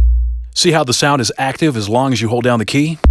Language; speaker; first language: English; native; English